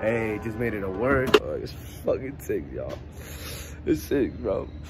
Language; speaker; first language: English; early bilingual, other home language; Spanish